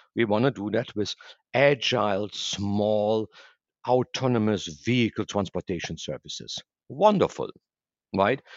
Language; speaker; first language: English; non-native, fluent; German